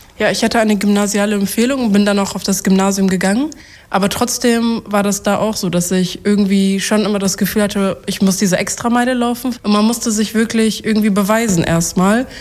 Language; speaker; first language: German; early bilingual, other home language; Kurdish